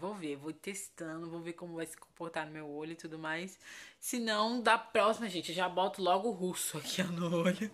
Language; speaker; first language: Portuguese; native; Portuguese